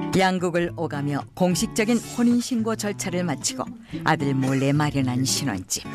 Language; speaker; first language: Korean; native; Korean